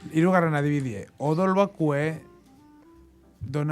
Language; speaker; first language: Basque; native; Basque